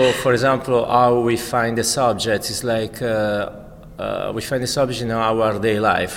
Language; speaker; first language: English; non-native, fluent; Italian